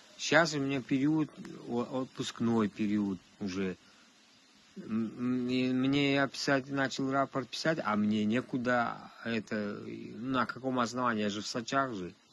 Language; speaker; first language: Russian; non-native, local second language; Tajik